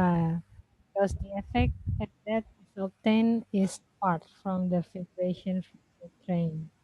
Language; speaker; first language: English; non-native, fluent; Indonesian